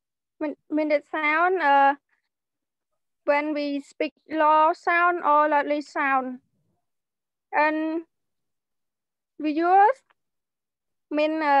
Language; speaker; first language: English; non-native, learner; Khmer